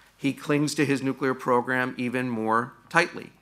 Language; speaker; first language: English; native; English